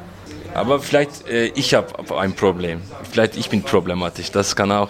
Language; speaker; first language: German; non-native, fluent; Turkish